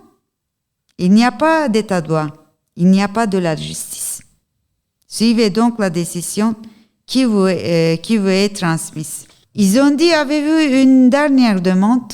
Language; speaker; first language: French; non-native, learner; Turkish